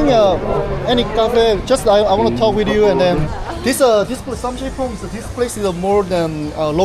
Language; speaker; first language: English; non-native, learner; Korean